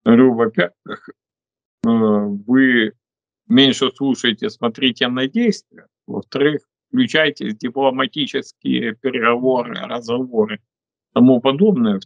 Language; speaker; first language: Russian; non-native, local second language; Ukrainian